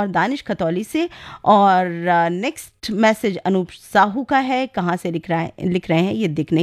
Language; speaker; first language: Hindi; native; Hindi